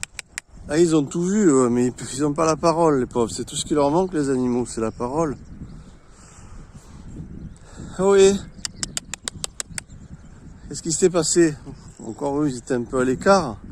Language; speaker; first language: French; native; French